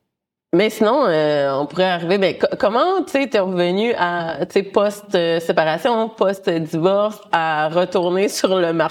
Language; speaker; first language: French; native; French